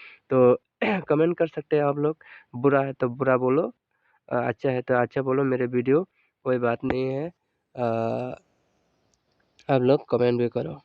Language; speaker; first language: Hindi; non-native, local second language; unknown